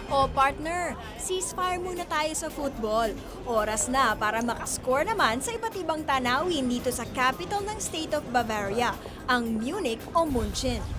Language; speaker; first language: Filipino; native; Filipino